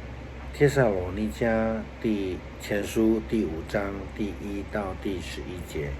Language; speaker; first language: Chinese; native; Chinese